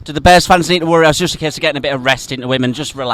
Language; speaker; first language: English; native; English